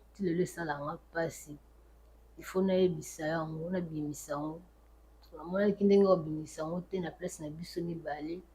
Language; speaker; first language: Lingala; native; Lingala